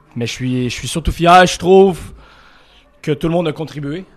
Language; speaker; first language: French; native; French